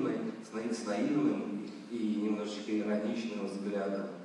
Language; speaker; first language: Russian; native; Russian